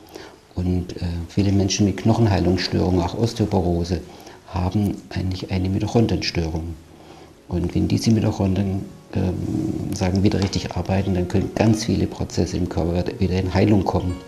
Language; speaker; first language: German; native; German